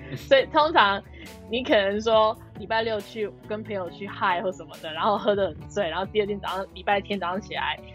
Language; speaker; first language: Chinese; non-native, fluent; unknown